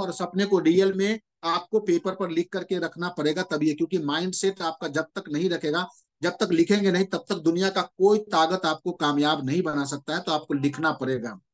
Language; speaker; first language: Hindi; native; Hindi